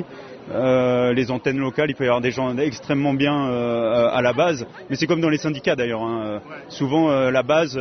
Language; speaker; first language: French; native; French